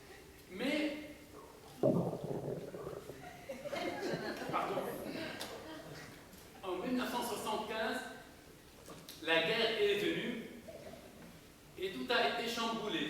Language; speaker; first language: French; non-native, local second language; Arabic